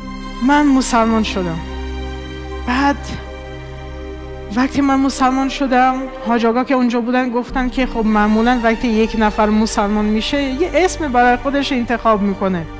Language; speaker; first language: Persian; non-native, fluent; Portuguese